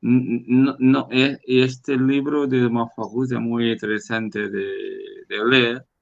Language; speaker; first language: Spanish; non-native, learner; Portuguese